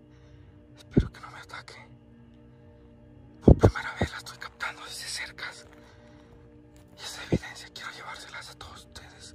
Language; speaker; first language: Spanish; native; Spanish